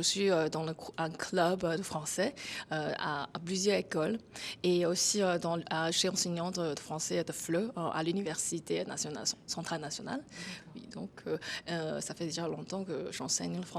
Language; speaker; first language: French; non-native, fluent; Chinese